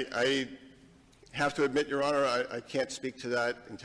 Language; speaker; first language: English; native; English